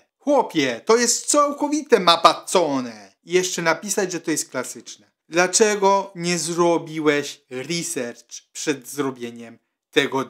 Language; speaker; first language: Polish; non-native, fluent; Italian